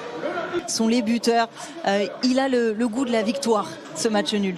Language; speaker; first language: French; native; French